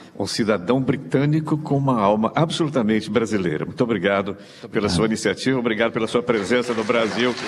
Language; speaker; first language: Portuguese; native; Portuguese